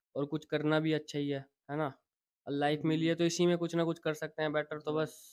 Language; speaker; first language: Hindi; native; Hindi